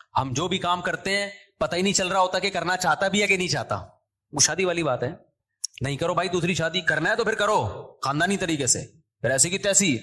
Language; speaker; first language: Urdu; native; Urdu